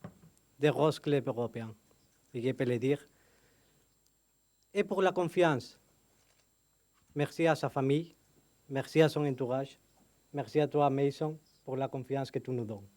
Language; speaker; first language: French; non-native, fluent; Spanish